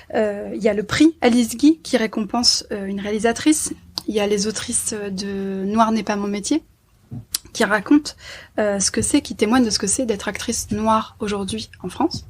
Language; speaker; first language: French; native; French